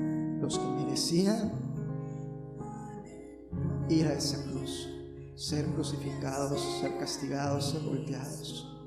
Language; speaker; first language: Spanish; native; Spanish